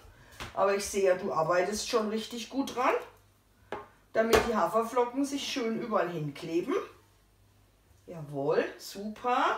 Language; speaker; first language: German; native; German